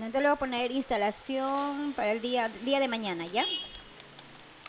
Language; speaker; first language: Spanish; native; Spanish